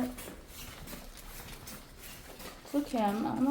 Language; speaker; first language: English; native; English